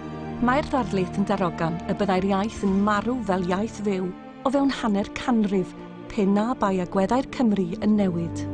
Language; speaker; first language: Welsh; native; Welsh